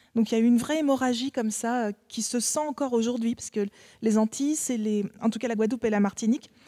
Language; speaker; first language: French; native; French